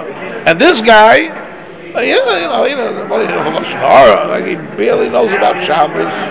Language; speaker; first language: English; native; English